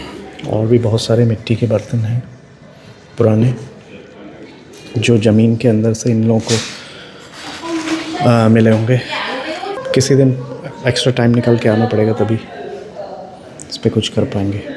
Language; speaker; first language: Hindi; native; Hindi